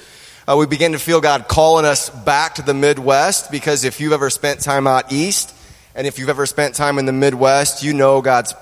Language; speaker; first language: English; native; English